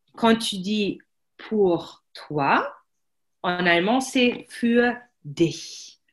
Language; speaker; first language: French; non-native, fluent; German